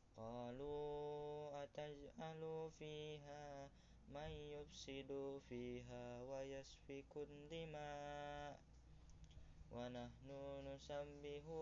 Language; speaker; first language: Arabic; non-native, learner; Indonesian